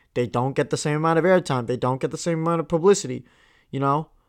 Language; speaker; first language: English; non-native, local second language; Tamil